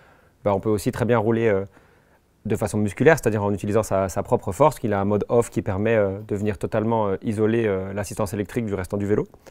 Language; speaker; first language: French; native; French